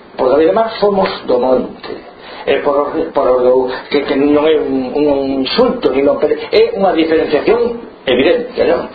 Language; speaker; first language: Galician; non-native, local second language; Spanish